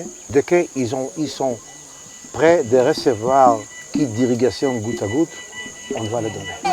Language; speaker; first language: French; non-native, learner; Hebrew